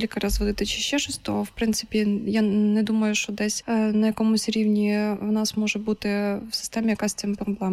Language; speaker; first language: Ukrainian; native; Ukrainian